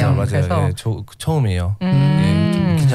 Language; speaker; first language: Korean; non-native, learner; English